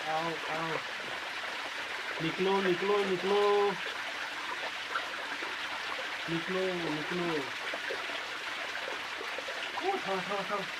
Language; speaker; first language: Hindi; non-native, local second language; Kok Borok